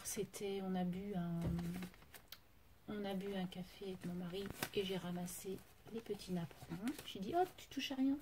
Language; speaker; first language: French; native; French